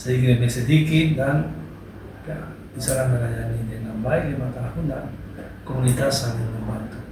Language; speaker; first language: Indonesian; non-native, learner; Spanish